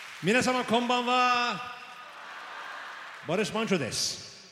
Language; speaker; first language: Japanese; non-native, learner; Turkish